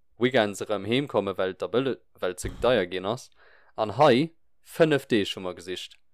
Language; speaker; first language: Luxembourgish; early bilingual, other home language; English